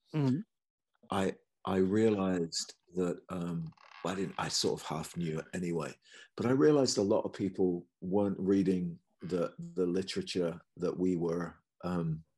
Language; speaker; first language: English; native; English